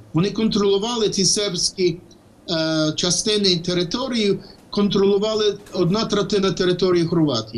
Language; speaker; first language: Ukrainian; non-native, fluent; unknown